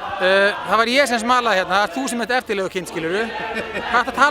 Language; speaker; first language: Icelandic; native; Icelandic